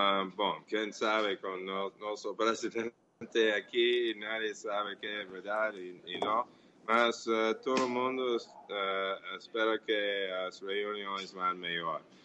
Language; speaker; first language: Portuguese; non-native, fluent; English